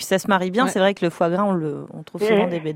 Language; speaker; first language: French; native; French